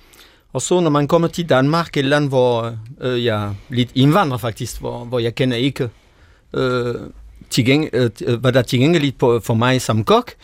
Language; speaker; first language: Danish; non-native, fluent; French